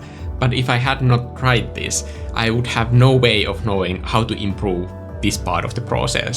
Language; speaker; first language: English; non-native, fluent; Finnish